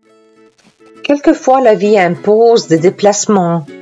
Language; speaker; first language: French; non-native, fluent; Italian